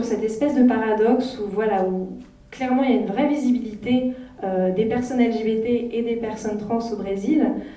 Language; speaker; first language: French; native; French